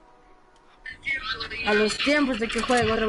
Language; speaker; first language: Spanish; native; Spanish